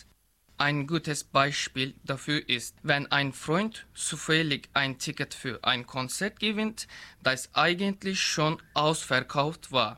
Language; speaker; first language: German; non-native, learner; Turkish